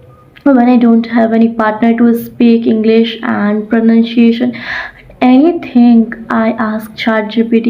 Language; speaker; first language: English; non-native, learner; Odia